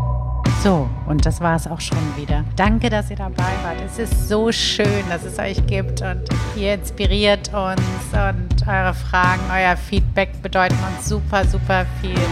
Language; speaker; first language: German; native; German